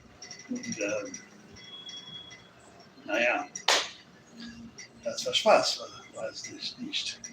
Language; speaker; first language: German; non-native, learner; English